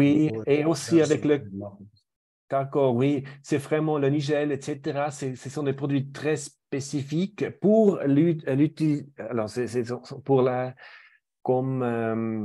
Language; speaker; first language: French; non-native, fluent; German